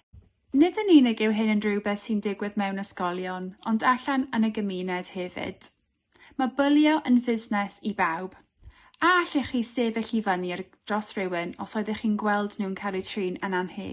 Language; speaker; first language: Welsh; native; Welsh